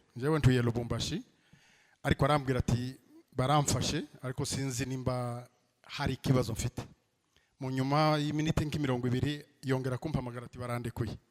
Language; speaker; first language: Kinyarwanda; native; Kinyarwanda